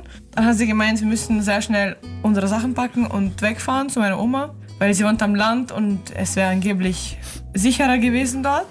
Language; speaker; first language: German; early bilingual, other home language; Ukrainian